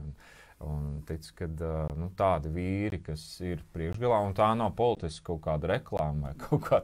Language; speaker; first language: Latvian; native; Latvian